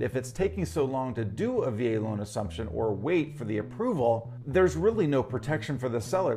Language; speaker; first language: English; native; English